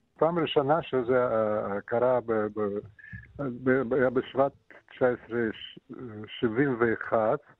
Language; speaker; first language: Hebrew; non-native, fluent; Russian